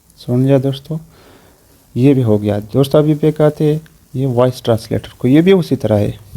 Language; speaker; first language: Urdu; non-native, local second language; Pashto